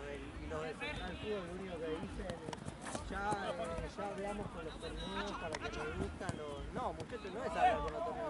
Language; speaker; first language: Spanish; native; Spanish